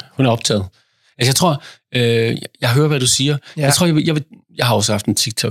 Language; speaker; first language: Danish; native; Danish